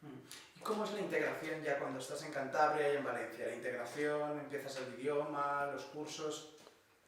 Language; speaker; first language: Spanish; native; Spanish